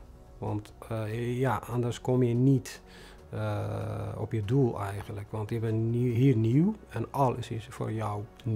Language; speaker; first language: Dutch; non-native, fluent; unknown